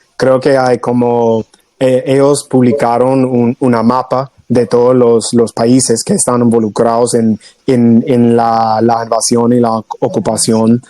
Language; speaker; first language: Spanish; non-native, fluent; English